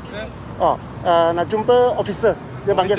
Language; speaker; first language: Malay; non-native, local second language; Cantonese